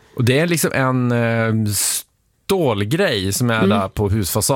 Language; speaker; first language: Swedish; native; Swedish